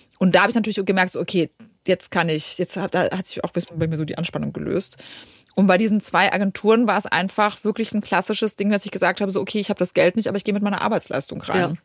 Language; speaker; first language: German; early bilingual, other home language; Polish